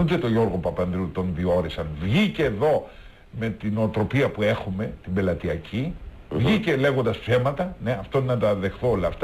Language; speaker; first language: Greek; native; Greek